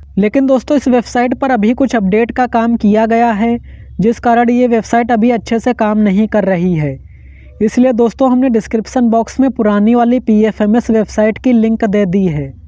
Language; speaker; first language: Hindi; non-native, local second language; Marathi